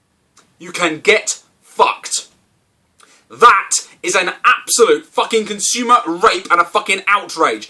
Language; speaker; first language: English; native; English